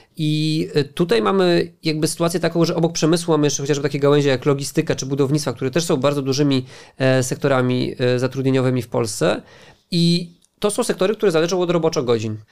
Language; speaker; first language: Polish; native; Polish